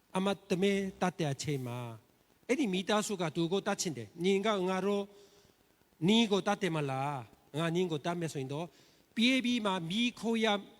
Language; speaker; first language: Burmese; non-native, learner; Korean